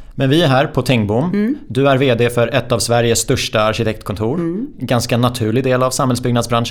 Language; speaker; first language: Swedish; native; Swedish